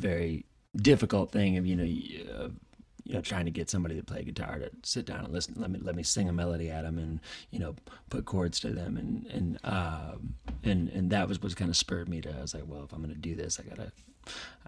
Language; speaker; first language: English; native; English